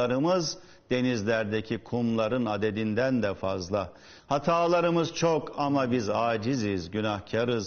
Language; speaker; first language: Turkish; native; Turkish